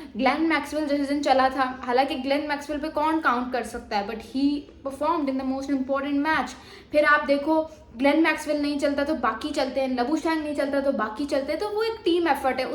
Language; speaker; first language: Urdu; non-native, local second language; Sindhi